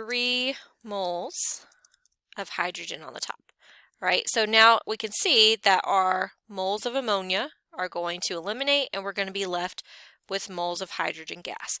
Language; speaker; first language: English; native; English